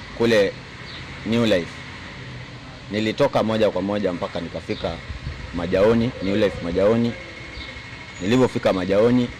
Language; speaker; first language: Swahili; non-native, local second language; Luo (Kenya and Tanzania)